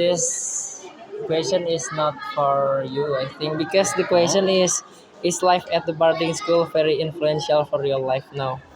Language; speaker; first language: English; non-native, learner; Indonesian